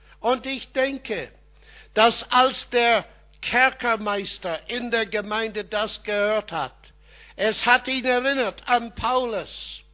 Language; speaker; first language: German; non-native, fluent; English